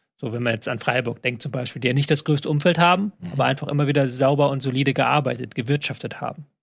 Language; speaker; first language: German; native; German